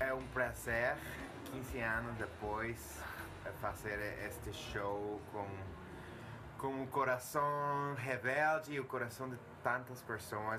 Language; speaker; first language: Portuguese; non-native, fluent; Spanish